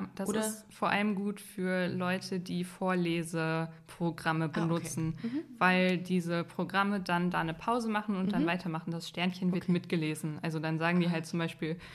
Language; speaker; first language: German; native; German